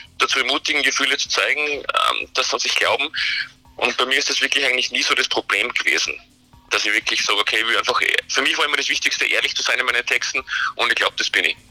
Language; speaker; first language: German; native; German